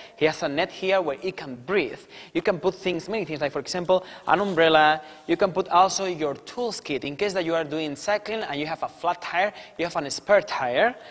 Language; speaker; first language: English; non-native, fluent; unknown